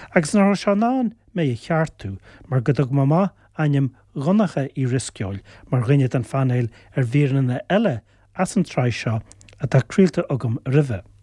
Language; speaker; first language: Irish; native; Irish